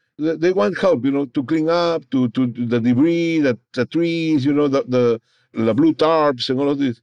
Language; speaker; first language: English; non-native, learner; Spanish